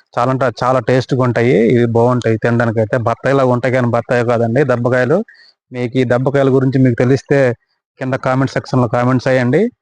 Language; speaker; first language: Telugu; non-native, local second language; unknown